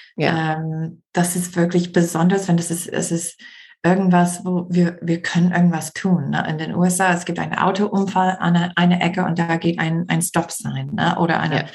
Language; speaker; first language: German; non-native, fluent; English